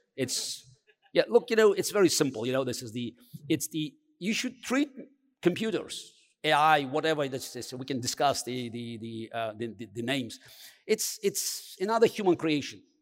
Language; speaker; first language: English; non-native, fluent; Azerbaijani